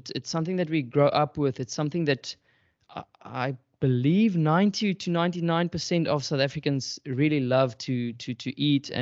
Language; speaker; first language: English; non-native, local second language; Afrikaans